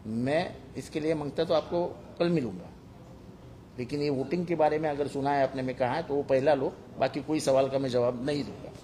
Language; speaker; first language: Hindi; non-native, local second language; Marathi